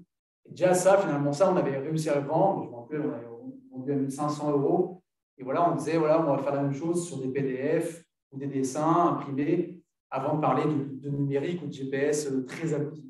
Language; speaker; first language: French; native; French